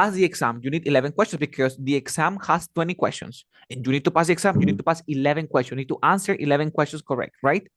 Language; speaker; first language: English; non-native, fluent; Spanish